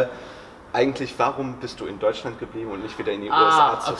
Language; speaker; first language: German; native; German